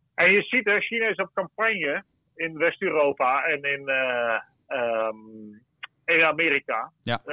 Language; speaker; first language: Dutch; native; Dutch